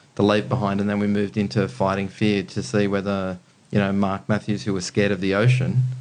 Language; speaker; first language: English; native; English